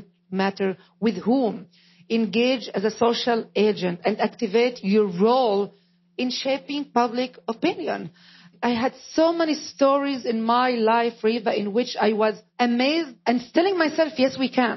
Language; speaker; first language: English; non-native, fluent; Arabic